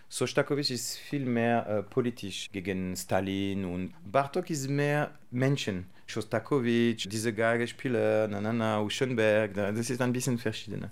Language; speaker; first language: German; non-native, learner; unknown